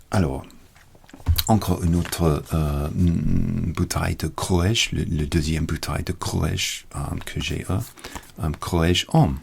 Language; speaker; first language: French; non-native, learner; English